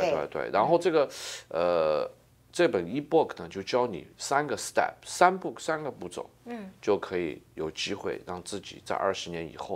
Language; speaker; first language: Chinese; native; Chinese